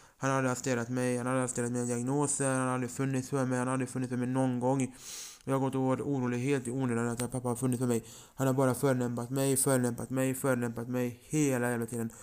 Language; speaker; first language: Swedish; early bilingual, other home language; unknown